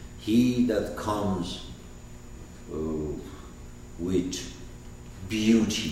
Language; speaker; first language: English; non-native, fluent; Persian